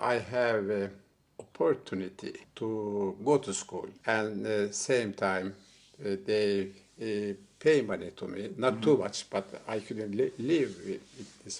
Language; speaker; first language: English; non-native, learner; Turkish